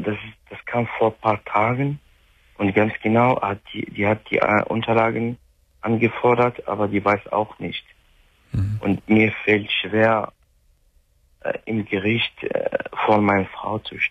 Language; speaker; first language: German; non-native, fluent; Arabic